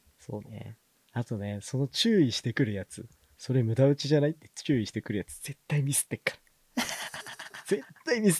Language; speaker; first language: Japanese; native; Japanese